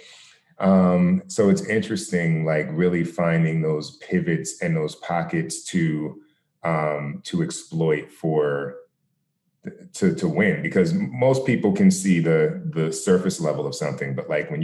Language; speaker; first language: English; native; English